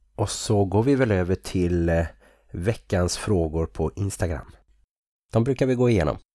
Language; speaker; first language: Swedish; native; Swedish